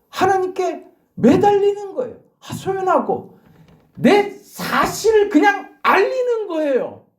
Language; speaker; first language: Korean; native; Korean